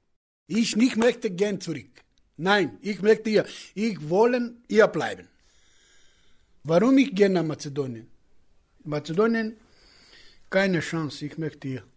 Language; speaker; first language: German; non-native, learner; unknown